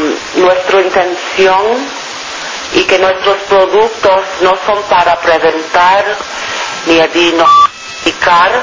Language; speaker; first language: Spanish; non-native, fluent; English